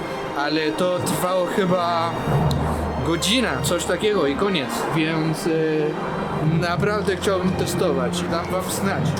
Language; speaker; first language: Polish; non-native, learner; Spanish